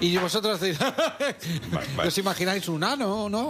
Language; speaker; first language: Spanish; native; Spanish